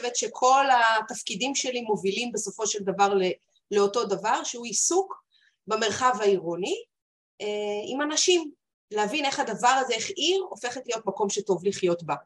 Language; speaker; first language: Hebrew; native; Hebrew